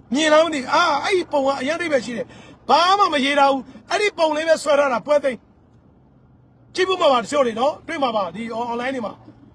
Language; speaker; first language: Burmese; native; Burmese